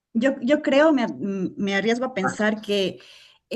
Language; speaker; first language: Spanish; native; Spanish